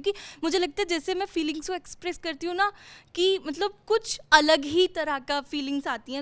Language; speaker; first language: Hindi; native; Hindi